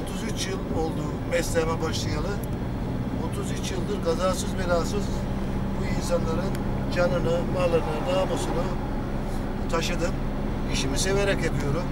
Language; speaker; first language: Turkish; native; Turkish